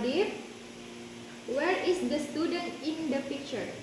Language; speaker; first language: English; non-native, learner; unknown